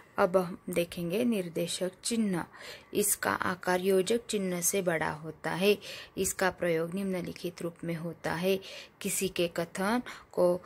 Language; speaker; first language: Hindi; non-native, local second language; Marathi